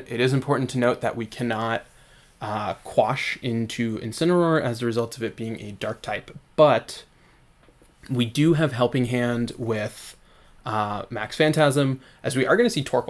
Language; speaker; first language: English; native; English